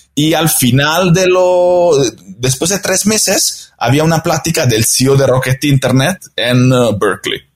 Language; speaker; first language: Spanish; non-native, fluent; Italian